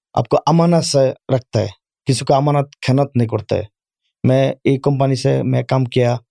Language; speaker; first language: Urdu; non-native, learner; Bangla